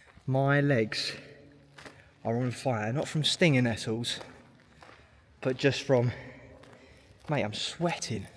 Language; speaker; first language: English; native; English